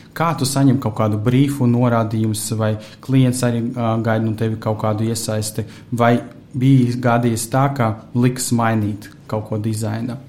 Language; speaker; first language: Latvian; non-native, local second language; Russian